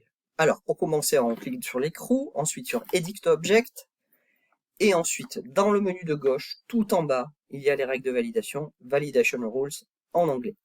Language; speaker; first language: French; native; French